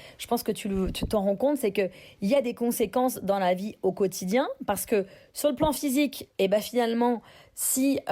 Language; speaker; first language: French; native; French